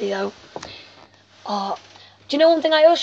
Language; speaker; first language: English; native; English